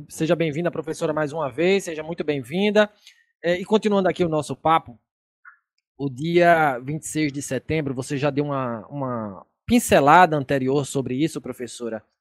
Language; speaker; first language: Portuguese; native; Portuguese